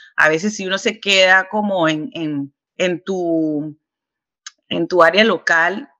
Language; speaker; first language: Spanish; early bilingual, heritage; Spanish